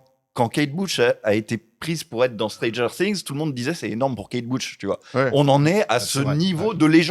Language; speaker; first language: French; native; French